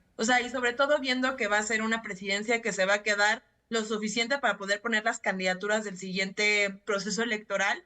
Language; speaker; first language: Spanish; native; Spanish